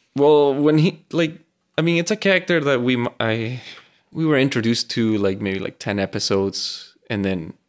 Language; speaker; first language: English; non-native, fluent; Spanish